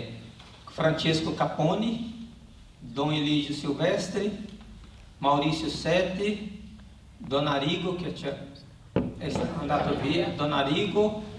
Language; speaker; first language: Italian; non-native, learner; Portuguese